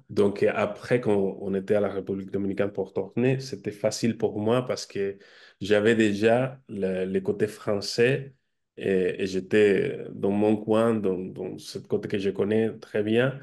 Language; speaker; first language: French; non-native, fluent; Spanish